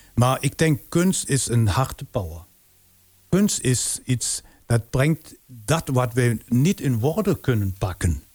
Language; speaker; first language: Dutch; non-native, fluent; German